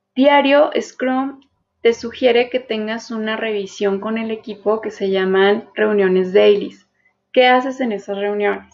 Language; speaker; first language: Spanish; native; Spanish